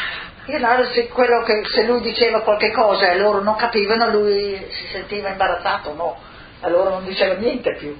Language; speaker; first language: Italian; non-native, local second language; Friulian